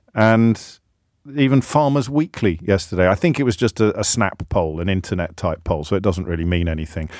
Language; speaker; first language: English; native; English